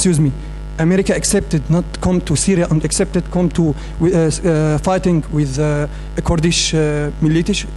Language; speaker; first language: English; non-native, learner; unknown